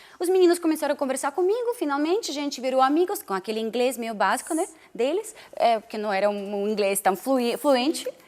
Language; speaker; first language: Portuguese; non-native, fluent; Russian